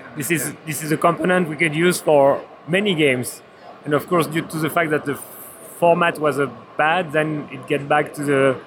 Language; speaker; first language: English; non-native, fluent; French